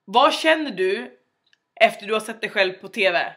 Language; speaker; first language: Swedish; native; Swedish